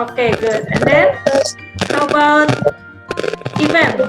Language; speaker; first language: English; non-native, fluent; Indonesian